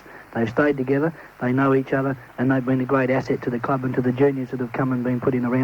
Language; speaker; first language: English; native; English